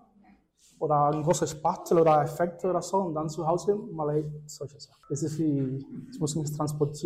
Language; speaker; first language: German; non-native, fluent; Spanish